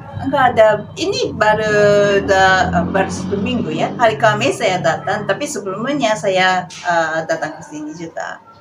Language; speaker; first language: Indonesian; non-native, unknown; Japanese